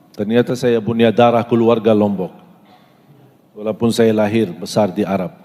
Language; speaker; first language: Malay; non-native, fluent; Arabic